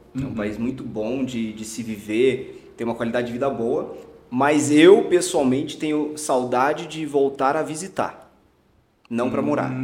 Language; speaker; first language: Portuguese; early bilingual, heritage; Portuguese